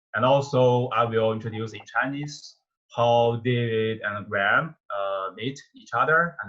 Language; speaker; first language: English; non-native, fluent; Chinese